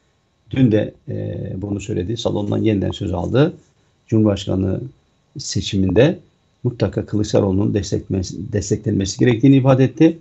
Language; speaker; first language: Turkish; native; Turkish